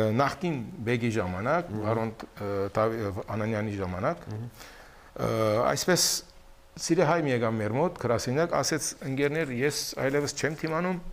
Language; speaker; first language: Armenian; early bilingual, heritage; Armenian